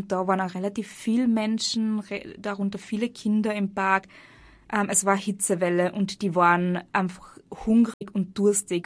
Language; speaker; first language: German; native; German